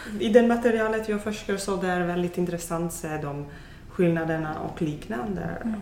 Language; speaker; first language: Swedish; non-native, fluent; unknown